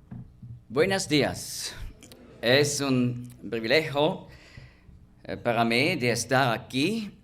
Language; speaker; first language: Spanish; non-native, fluent; German